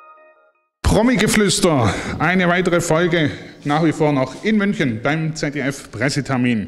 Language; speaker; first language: German; native; German